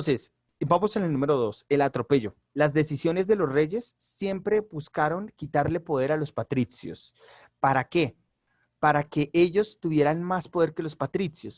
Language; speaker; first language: Spanish; native; Spanish